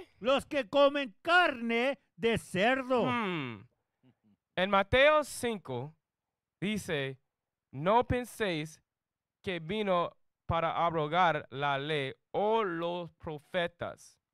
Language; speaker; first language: Spanish; non-native, learner; English